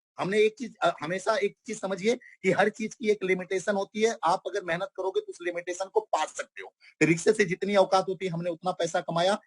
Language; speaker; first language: Hindi; non-native, local second language; Bhojpuri